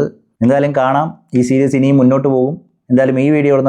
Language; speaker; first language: Malayalam; native; Malayalam